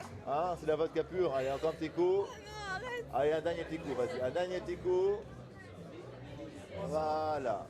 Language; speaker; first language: French; native; French